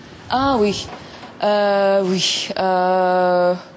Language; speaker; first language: French; non-native, learner; Persian